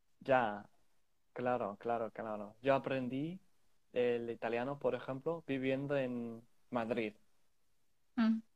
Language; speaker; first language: Spanish; non-native, fluent; English